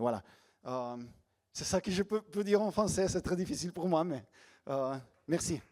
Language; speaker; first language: French; non-native, learner; Slovenian